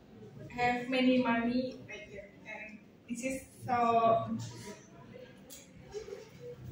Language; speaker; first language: English; non-native, learner; Indonesian